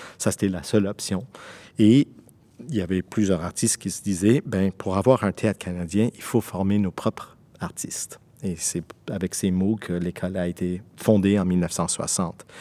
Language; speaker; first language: French; non-native, local second language; English